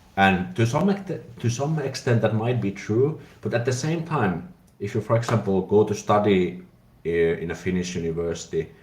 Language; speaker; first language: English; non-native, fluent; Finnish